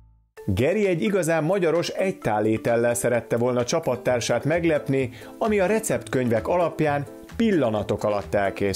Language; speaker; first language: Hungarian; native; Hungarian